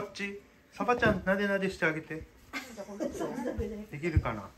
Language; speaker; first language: Japanese; native; Japanese